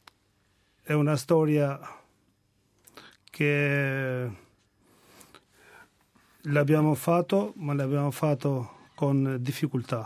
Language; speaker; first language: Italian; non-native, fluent; Albanian